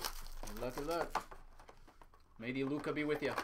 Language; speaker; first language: English; native; English